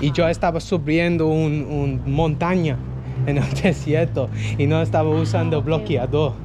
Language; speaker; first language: Spanish; non-native, fluent; English